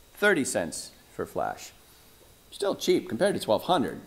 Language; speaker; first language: English; native; English